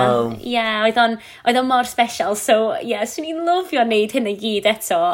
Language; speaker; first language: Welsh; non-native, local second language; English